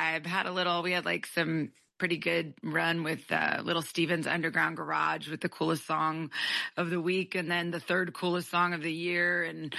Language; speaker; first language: English; native; English